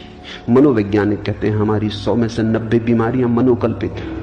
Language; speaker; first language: Hindi; native; Hindi